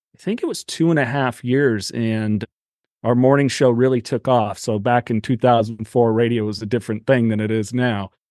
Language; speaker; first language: English; native; English